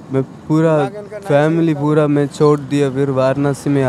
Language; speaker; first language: Hindi; non-native, local second language; Malayalam